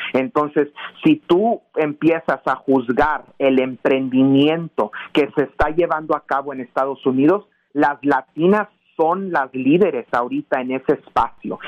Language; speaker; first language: Spanish; early bilingual, heritage; Spanish